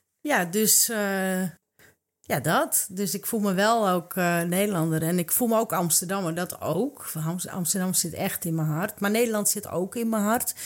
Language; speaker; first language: Dutch; early bilingual, other home language; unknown